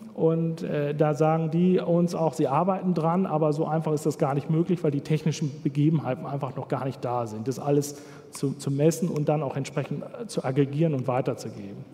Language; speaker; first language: German; native; German